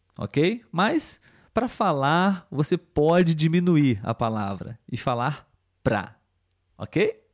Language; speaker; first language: Portuguese; native; Portuguese